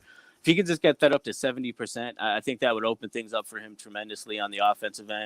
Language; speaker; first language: English; native; English